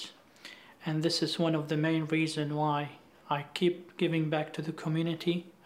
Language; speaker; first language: English; non-native, fluent; Arabic